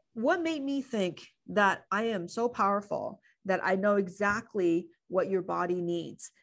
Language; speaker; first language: English; non-native, fluent; Chinese